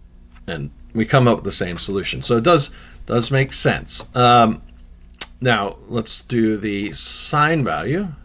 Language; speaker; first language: English; native; English